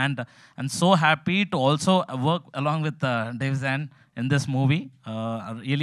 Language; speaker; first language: Telugu; native; Telugu